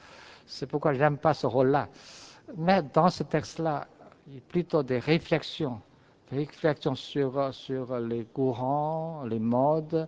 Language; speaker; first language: French; non-native, fluent; Chinese